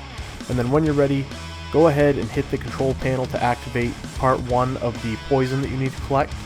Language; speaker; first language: English; native; English